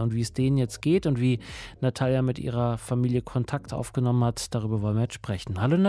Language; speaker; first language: German; native; German